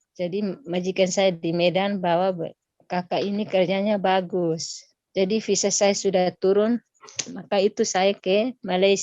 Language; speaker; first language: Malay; non-native, local second language; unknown